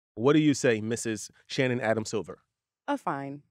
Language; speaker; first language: English; native; English